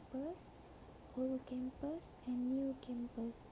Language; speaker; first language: English; non-native, learner; Malay